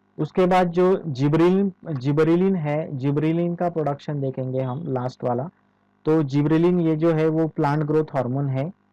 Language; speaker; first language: Hindi; non-native, local second language; Marathi